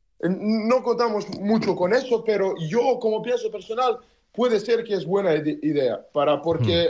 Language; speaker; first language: Spanish; non-native, learner; Serbian